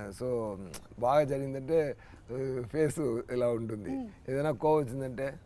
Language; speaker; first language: Telugu; non-native, learner; Tamil